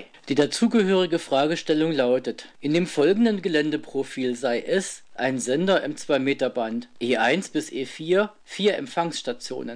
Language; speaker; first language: German; native; German